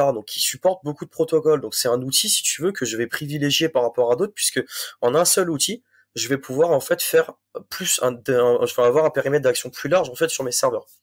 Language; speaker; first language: French; native; French